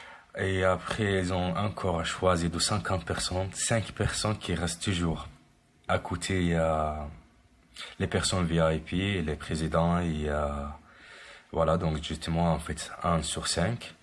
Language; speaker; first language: French; non-native, fluent; Arabic